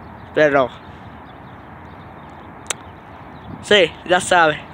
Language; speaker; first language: Spanish; early bilingual, heritage; English